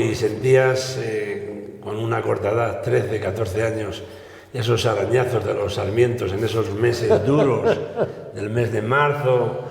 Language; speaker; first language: Spanish; native; Spanish